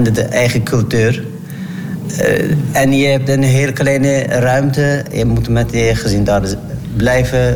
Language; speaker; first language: Dutch; non-native, learner; Turkish